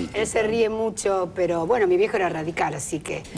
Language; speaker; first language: Spanish; native; Spanish